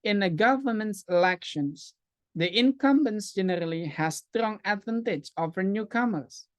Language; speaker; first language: English; non-native, fluent; Indonesian